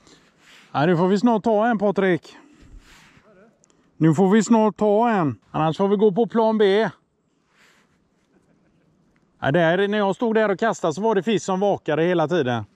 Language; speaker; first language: Swedish; native; Swedish